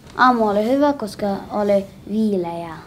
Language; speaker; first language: Finnish; non-native, learner; Arabic